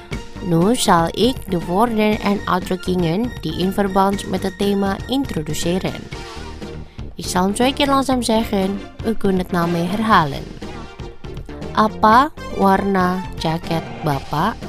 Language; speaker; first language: Dutch; non-native, fluent; Indonesian